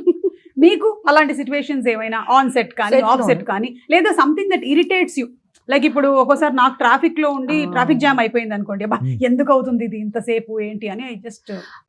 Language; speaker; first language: Telugu; native; Telugu